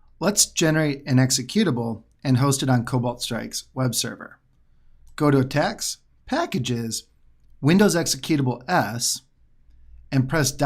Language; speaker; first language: English; native; English